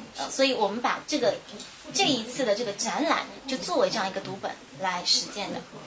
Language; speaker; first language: Chinese; native; Chinese